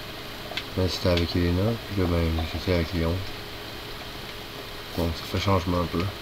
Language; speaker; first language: French; native; French